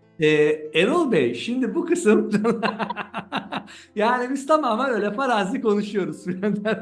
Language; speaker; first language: Turkish; native; Turkish